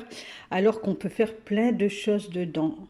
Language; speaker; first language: French; native; French